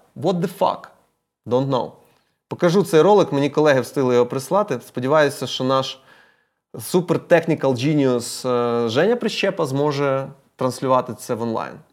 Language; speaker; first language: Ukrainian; non-native, local second language; Russian